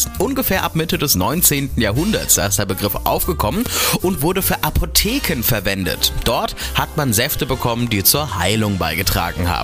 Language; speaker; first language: German; native; German